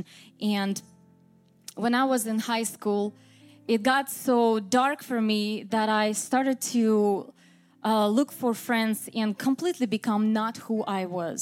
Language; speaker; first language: English; non-native, fluent; Russian